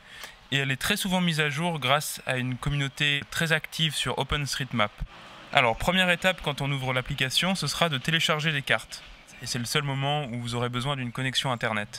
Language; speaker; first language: French; native; French